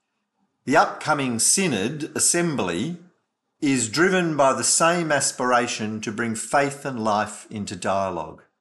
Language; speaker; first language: English; native; English